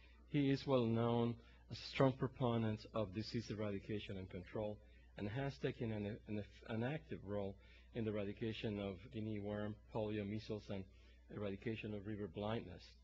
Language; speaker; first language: English; non-native, local second language; Spanish